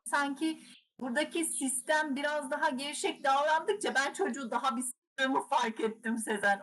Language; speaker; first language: Turkish; early bilingual, heritage; Turkish